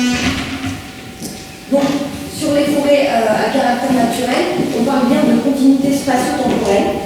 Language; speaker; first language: French; native; French